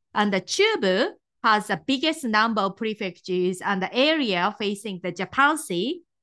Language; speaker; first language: English; non-native, fluent; Japanese